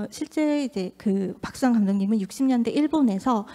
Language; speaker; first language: Korean; native; Korean